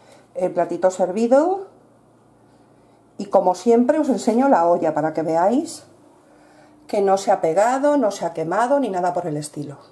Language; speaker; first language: Spanish; native; Spanish